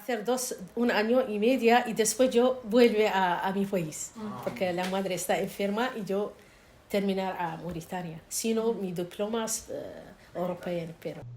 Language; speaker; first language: Spanish; non-native, learner; Arabic